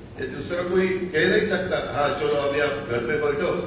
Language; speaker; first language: Hindi; non-native, local second language; Marathi